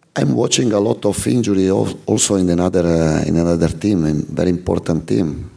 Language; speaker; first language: English; non-native, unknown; Italian